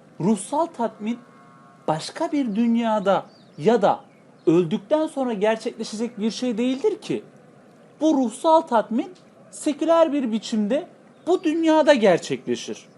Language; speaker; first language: Turkish; native; Turkish